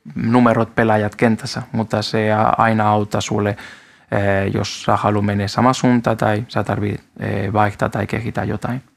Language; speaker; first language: Finnish; non-native, fluent; Spanish